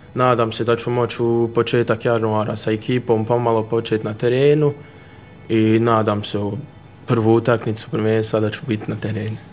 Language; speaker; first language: Croatian; early bilingual, heritage; Bosnian